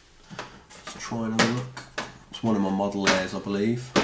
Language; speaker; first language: English; native; English